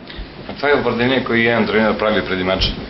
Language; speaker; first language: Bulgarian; non-native, learner; Serbian